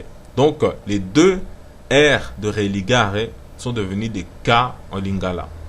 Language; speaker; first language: French; non-native, local second language; Lingala